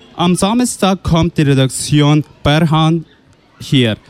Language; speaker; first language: German; non-native, fluent; Persian